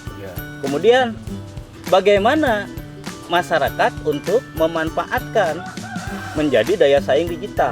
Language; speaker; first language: Indonesian; non-native, local second language; Sundanese